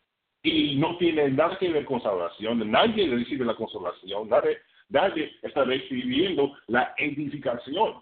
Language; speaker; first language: Spanish; non-native, fluent; English